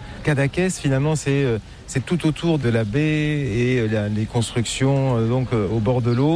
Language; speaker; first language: French; native; French